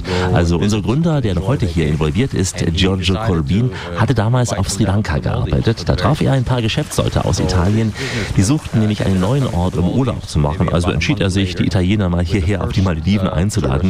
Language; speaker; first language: German; native; German